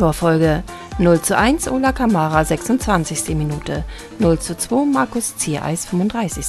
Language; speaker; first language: German; native; German